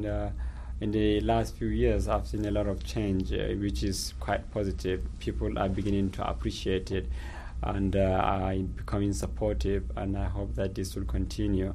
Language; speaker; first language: English; non-native, local second language; Hausa